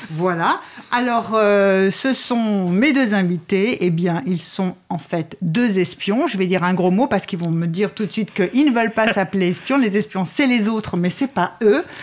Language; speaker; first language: French; native; French